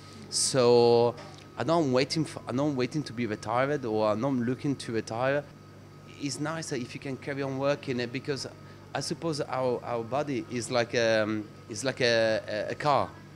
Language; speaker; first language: English; non-native, fluent; Italian